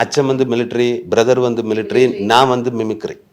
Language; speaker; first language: Tamil; non-native, learner; Malayalam